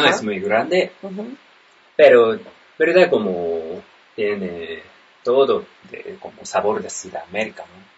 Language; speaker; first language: Spanish; non-native, learner; Japanese